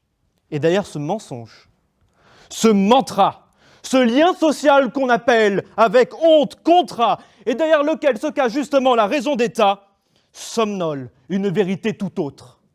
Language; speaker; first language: French; native; French